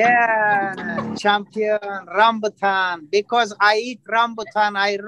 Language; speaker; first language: English; non-native, learner; Turkish